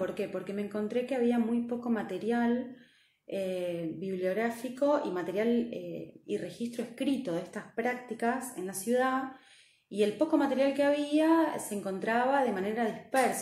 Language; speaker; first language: Spanish; native; Spanish